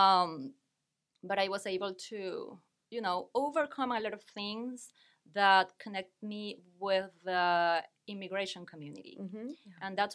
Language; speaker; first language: English; non-native, fluent; Spanish